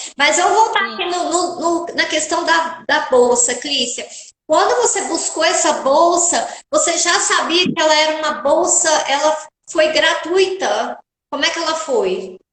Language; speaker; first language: Portuguese; native; Portuguese